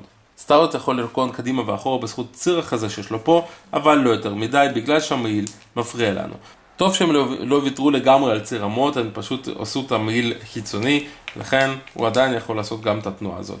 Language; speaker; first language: Hebrew; native; Hebrew